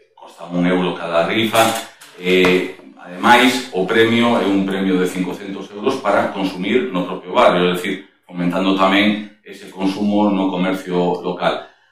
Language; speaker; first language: Galician; non-native, local second language; Spanish